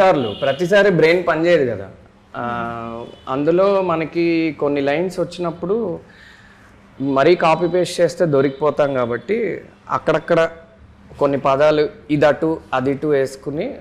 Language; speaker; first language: Telugu; native; Telugu